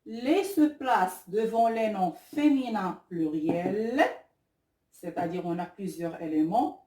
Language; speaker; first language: French; non-native, local second language; Arabic